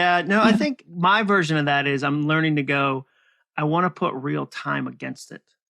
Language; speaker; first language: English; native; English